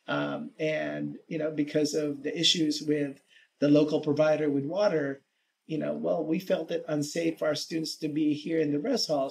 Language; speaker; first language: English; native; English